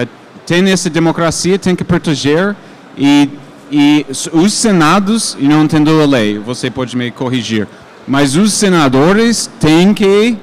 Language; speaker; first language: Portuguese; non-native, fluent; English